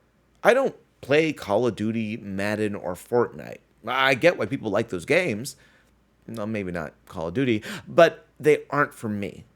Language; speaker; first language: English; native; English